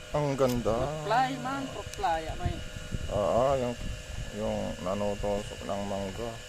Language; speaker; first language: Filipino; non-native, local second language; Pangasinan